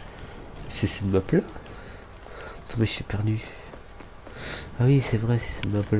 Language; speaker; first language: French; native; French